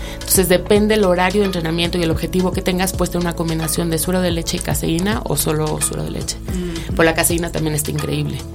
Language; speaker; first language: Spanish; native; Spanish